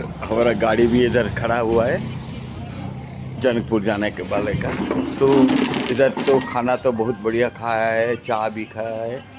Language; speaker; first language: Hindi; non-native, local second language; Bangla